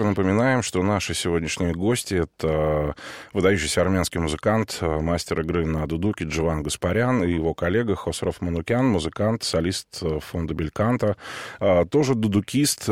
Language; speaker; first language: Russian; native; Russian